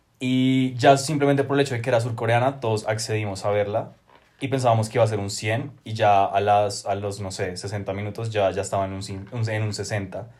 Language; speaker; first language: Spanish; native; Spanish